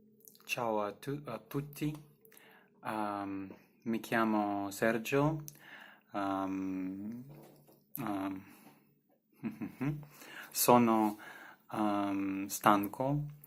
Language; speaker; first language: Italian; non-native, learner; Belarusian